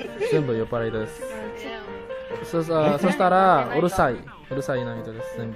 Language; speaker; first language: Japanese; non-native, learner; Indonesian